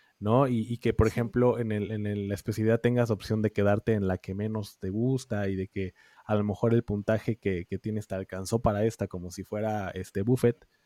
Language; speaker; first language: Spanish; native; Spanish